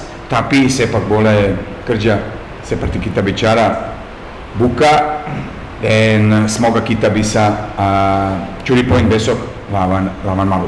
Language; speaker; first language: Indonesian; non-native, fluent; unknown